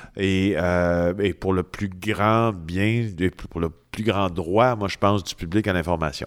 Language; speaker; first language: French; native; French